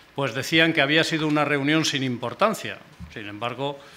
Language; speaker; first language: Spanish; native; Spanish